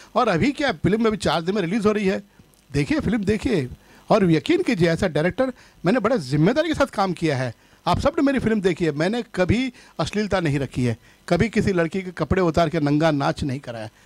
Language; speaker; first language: Hindi; native; Hindi